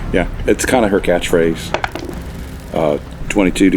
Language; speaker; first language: English; native; English